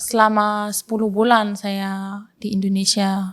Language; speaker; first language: Indonesian; non-native, fluent; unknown